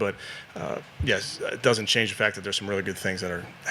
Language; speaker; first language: English; native; English